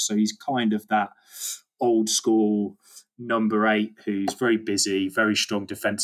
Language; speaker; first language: English; native; English